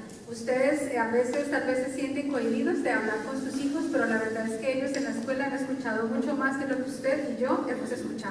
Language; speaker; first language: Spanish; native; Spanish